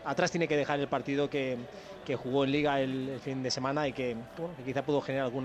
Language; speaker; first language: Spanish; native; Spanish